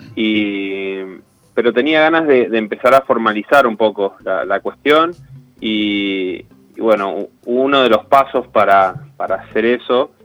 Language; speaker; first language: Spanish; native; Spanish